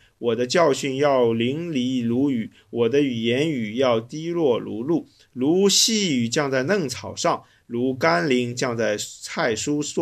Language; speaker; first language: Chinese; native; Chinese